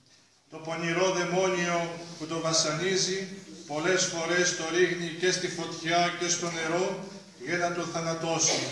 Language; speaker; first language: Greek; native; Greek